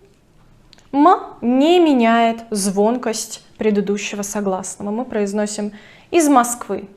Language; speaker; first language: Russian; native; Russian